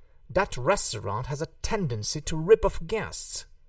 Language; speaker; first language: English; non-native, fluent; Hungarian